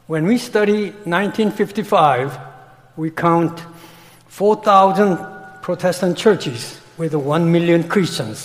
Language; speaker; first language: English; non-native, fluent; Korean